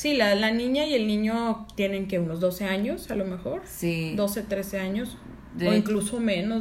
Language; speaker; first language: Spanish; native; Spanish